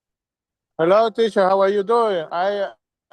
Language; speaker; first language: English; non-native, learner; Spanish